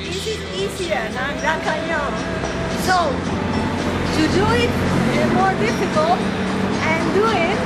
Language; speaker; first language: English; non-native, learner; Spanish